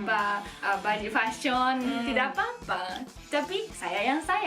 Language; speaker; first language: Indonesian; non-native, fluent; Japanese